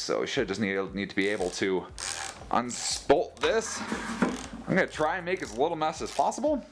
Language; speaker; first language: English; native; English